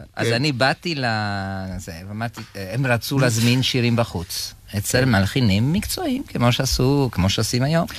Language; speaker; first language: Hebrew; non-native, fluent; Romanian